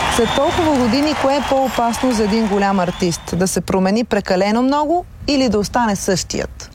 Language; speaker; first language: Bulgarian; native; Bulgarian